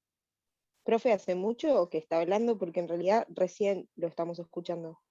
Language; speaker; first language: Spanish; native; Spanish